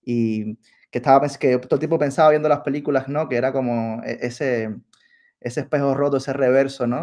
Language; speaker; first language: Spanish; native; Spanish